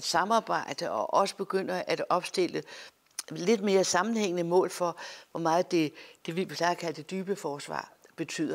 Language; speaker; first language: Danish; native; Danish